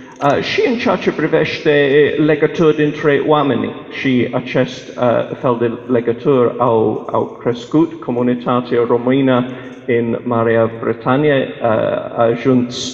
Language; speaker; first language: Romanian; non-native, fluent; English